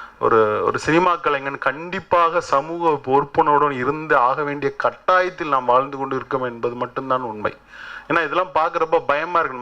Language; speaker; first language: Tamil; native; Tamil